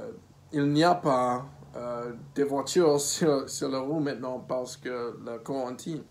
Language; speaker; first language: French; non-native, learner; English